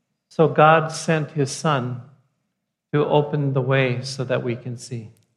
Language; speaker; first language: English; native; English